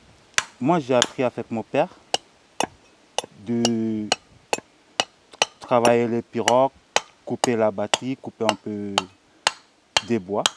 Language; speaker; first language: French; non-native, local second language; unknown